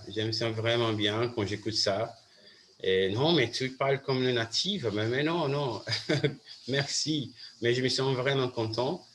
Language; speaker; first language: French; non-native, fluent; Portuguese